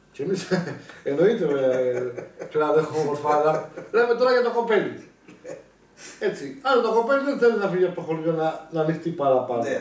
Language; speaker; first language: Greek; native; Greek